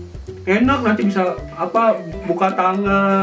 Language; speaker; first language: Indonesian; native; Indonesian